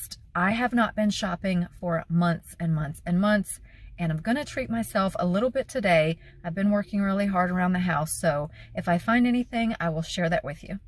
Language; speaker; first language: English; native; English